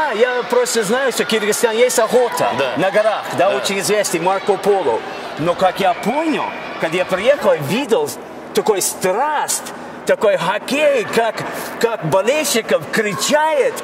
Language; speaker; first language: Russian; non-native, learner; English